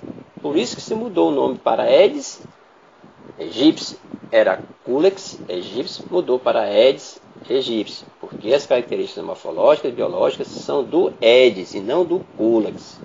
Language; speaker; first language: Portuguese; native; Portuguese